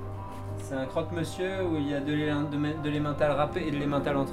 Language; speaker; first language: French; native; French